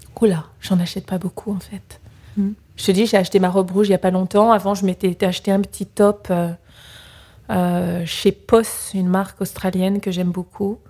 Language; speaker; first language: French; native; French